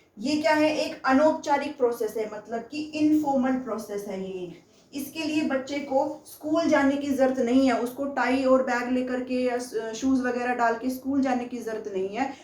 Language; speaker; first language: Hindi; native; Hindi